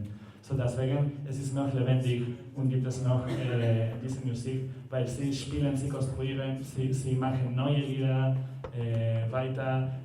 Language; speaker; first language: German; non-native, learner; Spanish